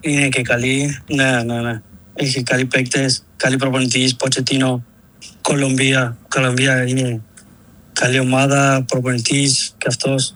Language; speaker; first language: Greek; non-native, learner; Spanish